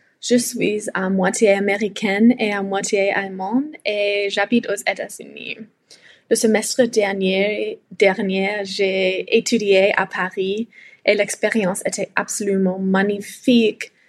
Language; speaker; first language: French; non-native, learner; English